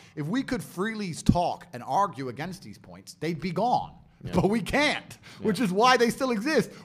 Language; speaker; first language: English; native; English